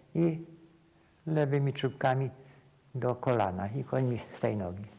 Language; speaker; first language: Polish; native; Polish